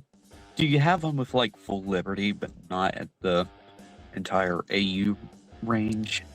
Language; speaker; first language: English; native; English